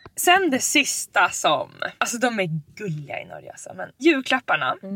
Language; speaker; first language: Swedish; native; Swedish